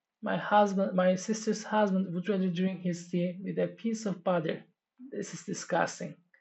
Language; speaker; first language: English; non-native, fluent; Turkish